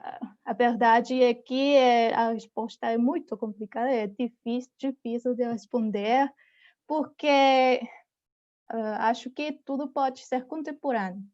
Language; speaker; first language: Portuguese; non-native, fluent; Spanish